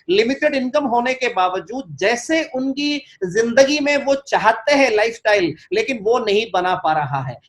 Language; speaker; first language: Hindi; non-native, local second language; Malayalam